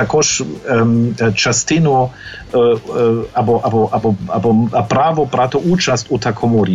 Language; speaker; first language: Ukrainian; non-native, fluent; German